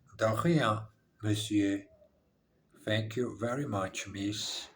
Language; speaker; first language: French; non-native, learner; English